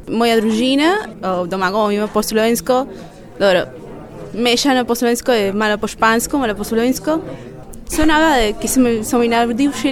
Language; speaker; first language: Slovenian; early bilingual, heritage; Spanish